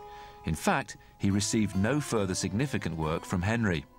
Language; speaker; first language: English; native; English